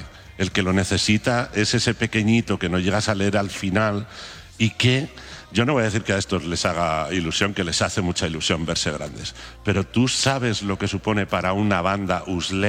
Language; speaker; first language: Spanish; native; Spanish